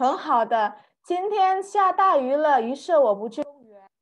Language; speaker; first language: Chinese; non-native, fluent; Indonesian